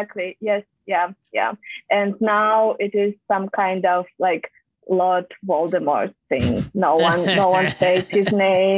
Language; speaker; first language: English; non-native, fluent; Kazakh